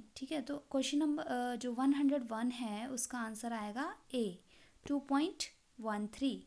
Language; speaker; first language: Hindi; native; Hindi